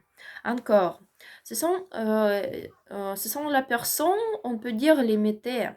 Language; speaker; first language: French; non-native, learner; Ukrainian